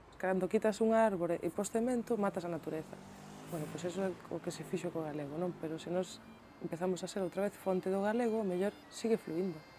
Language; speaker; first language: Galician; early bilingual, other home language; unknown